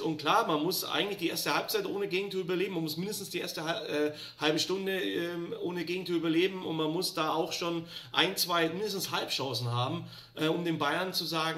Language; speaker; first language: German; native; German